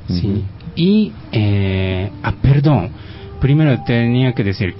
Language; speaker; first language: Spanish; non-native, fluent; Japanese